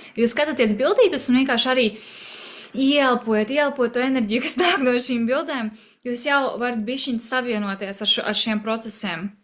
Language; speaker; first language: Latvian; native; Latvian